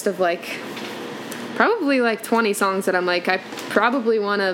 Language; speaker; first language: English; native; English